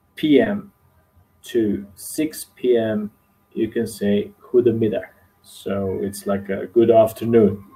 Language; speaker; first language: English; non-native, fluent; Dutch